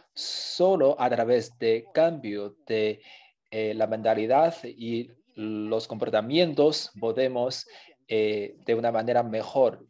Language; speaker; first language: Spanish; non-native, fluent; Chinese